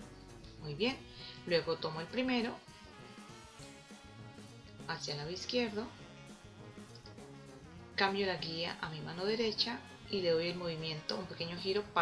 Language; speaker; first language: Spanish; native; Spanish